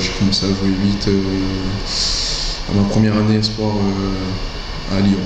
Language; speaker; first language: French; native; French